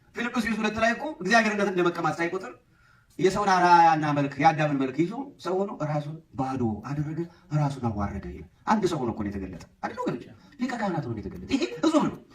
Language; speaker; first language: Amharic; native; Amharic